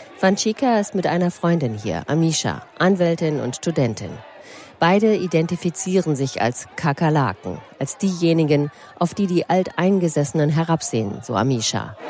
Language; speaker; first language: German; native; German